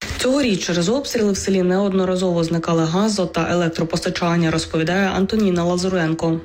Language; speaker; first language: Ukrainian; native; Ukrainian